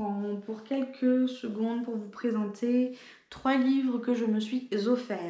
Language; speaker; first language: French; native; French